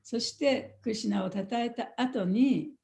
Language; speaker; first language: Japanese; native; Japanese